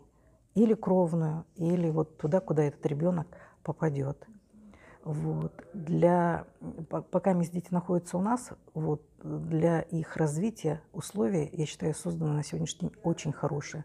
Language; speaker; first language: Russian; native; Russian